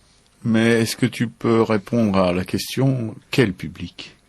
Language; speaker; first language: French; native; French